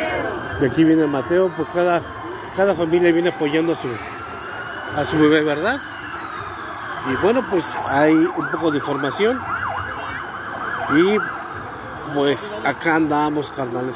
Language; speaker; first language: Spanish; native; Spanish